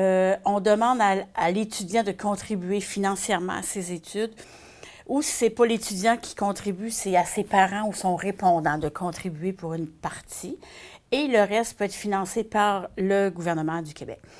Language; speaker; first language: French; native; French